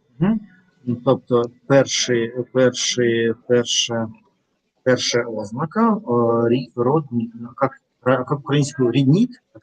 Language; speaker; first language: Ukrainian; non-native, learner; Russian